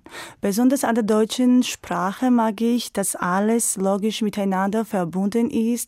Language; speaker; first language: German; non-native, fluent; Georgian